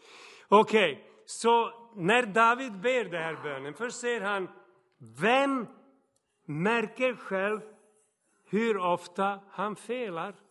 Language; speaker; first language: Swedish; non-native, fluent; Serbian